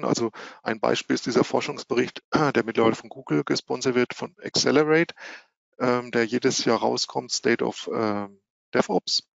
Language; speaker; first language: German; native; German